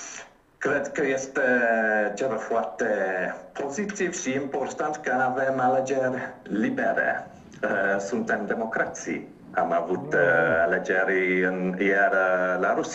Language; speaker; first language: Romanian; non-native, learner; English